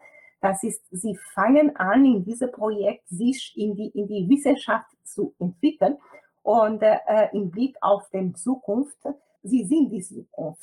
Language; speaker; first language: German; non-native, fluent; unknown